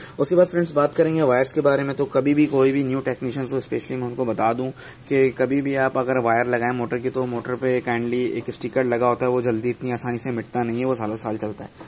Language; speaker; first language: Urdu; native; Urdu